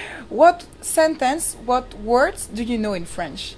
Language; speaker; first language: English; non-native, fluent; French